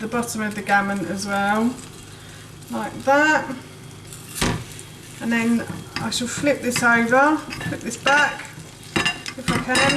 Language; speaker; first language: English; native; English